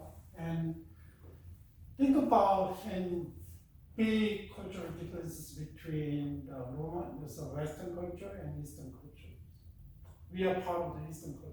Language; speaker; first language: English; non-native, fluent; Korean